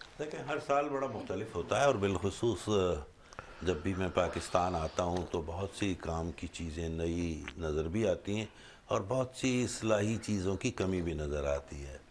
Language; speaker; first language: Urdu; native; Urdu